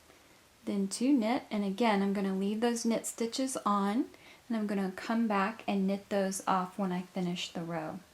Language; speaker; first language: English; native; English